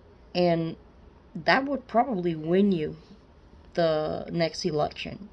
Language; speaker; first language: English; native; English